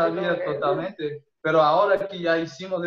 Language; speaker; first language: Spanish; non-native, fluent; Portuguese